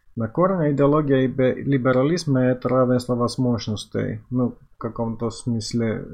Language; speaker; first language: Russian; non-native, fluent; Finnish